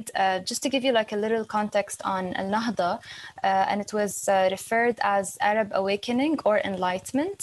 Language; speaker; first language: English; non-native, fluent; Arabic